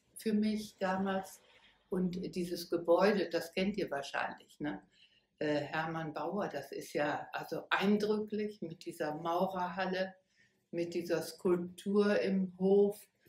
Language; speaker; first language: German; native; German